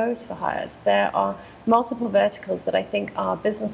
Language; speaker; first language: English; native; English